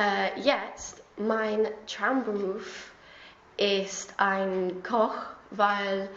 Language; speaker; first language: German; non-native, learner; English